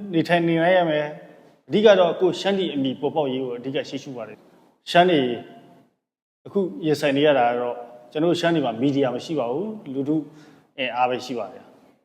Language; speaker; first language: Burmese; non-native, local second language; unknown